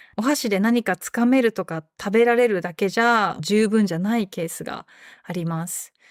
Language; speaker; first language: Japanese; native; Japanese